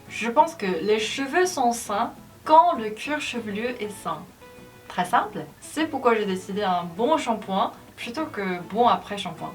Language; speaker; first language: French; non-native, learner; Korean